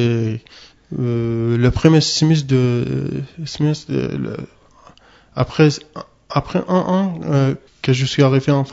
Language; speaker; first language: French; non-native, learner; Arabic